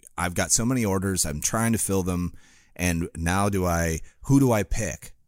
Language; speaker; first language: English; native; English